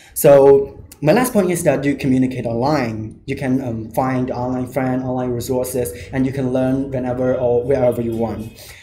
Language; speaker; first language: English; non-native, learner; Khmer